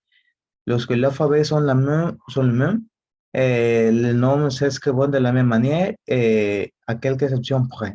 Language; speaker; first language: French; non-native, learner; Spanish